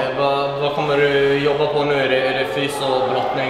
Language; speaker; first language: Swedish; native; Swedish